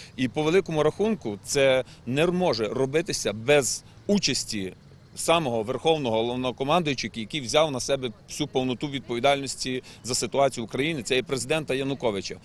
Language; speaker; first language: Ukrainian; native; Ukrainian